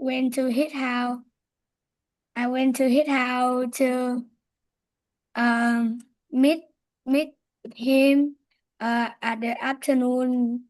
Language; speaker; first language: English; non-native, learner; Vietnamese